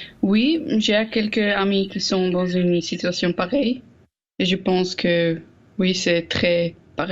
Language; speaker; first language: French; non-native, learner; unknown